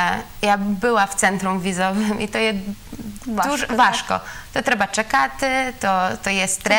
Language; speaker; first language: Ukrainian; non-native, learner; Polish